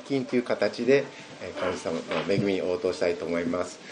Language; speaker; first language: Japanese; native; Japanese